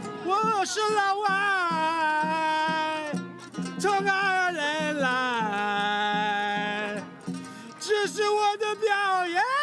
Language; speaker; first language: Chinese; non-native, learner; English